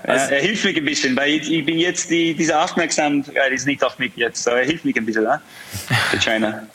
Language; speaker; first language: German; non-native, fluent; English